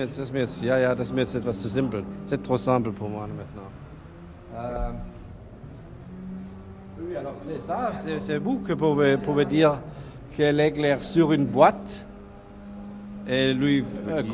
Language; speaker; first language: French; non-native, learner; German